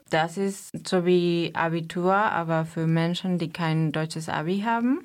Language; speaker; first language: German; non-native, fluent; Spanish